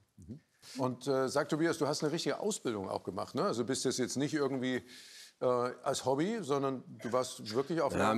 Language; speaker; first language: German; native; German